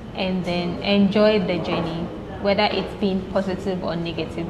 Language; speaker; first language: English; non-native, local second language; Akan